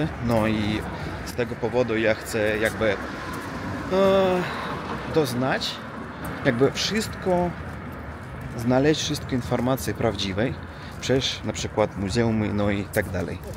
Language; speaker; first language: Polish; non-native, learner; Russian